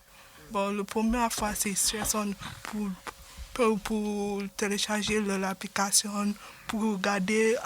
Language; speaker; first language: French; non-native, learner; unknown